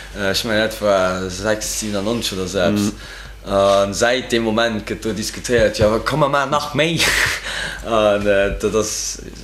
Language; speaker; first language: Luxembourgish; native; Luxembourgish